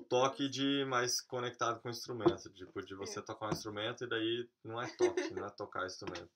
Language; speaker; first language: Portuguese; native; Portuguese